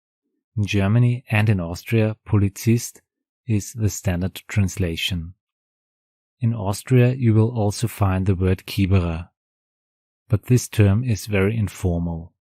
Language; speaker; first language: English; non-native, fluent; German